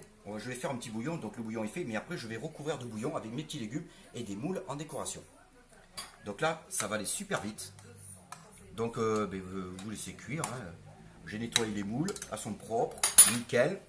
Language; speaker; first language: French; native; French